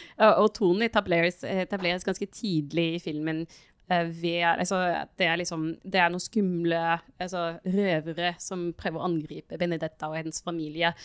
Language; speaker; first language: Norwegian; non-native, fluent; French